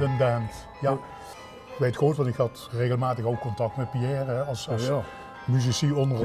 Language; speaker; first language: Dutch; native; Dutch